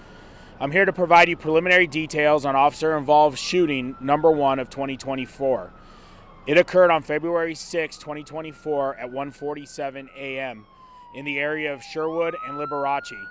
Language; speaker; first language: English; native; English